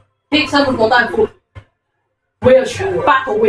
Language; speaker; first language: Swedish; non-native, learner; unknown